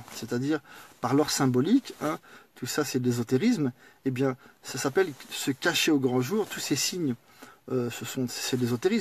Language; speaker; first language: French; native; French